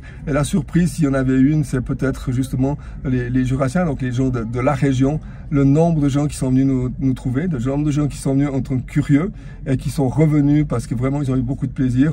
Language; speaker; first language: French; native; French